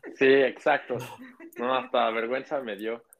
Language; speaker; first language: Spanish; native; Spanish